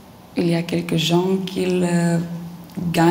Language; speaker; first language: French; non-native, learner; Lithuanian